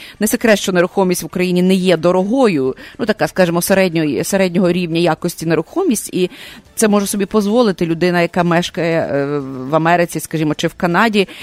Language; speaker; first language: Ukrainian; native; Ukrainian